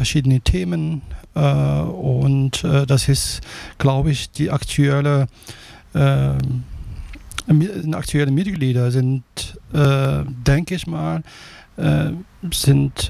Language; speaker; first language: German; non-native, fluent; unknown